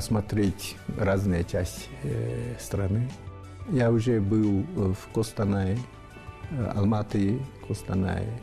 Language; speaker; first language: Russian; non-native, fluent; Slovak